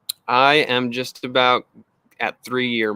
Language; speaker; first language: English; native; English